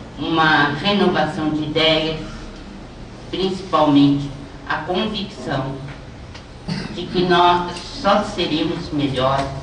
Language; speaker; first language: Portuguese; native; Portuguese